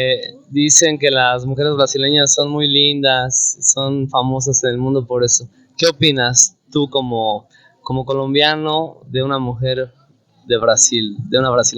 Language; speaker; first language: Spanish; non-native, fluent; Portuguese